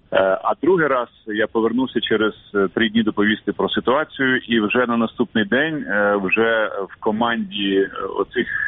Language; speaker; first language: Ukrainian; native; Ukrainian